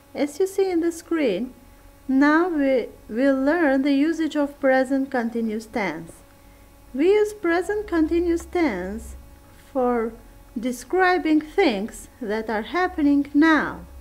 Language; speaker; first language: English; non-native, fluent; Turkish